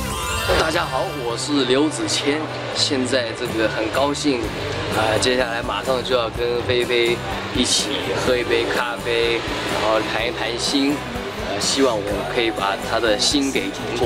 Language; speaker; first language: Chinese; non-native, fluent; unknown